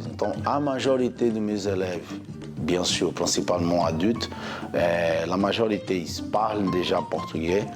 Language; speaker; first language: French; non-native, fluent; Portuguese